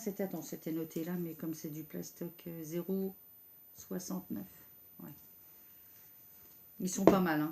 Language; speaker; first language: French; native; French